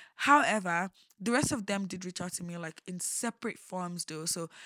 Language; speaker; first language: English; non-native, local second language; Yoruba